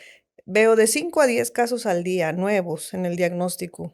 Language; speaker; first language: Spanish; native; Spanish